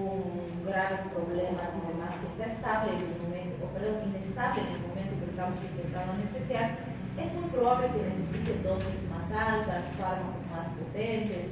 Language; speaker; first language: Spanish; native; Spanish